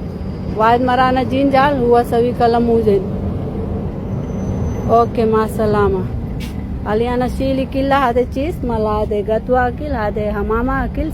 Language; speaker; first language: Arabic; non-native, learner; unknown